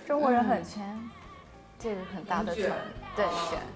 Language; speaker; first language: Chinese; early bilingual, heritage; Chinese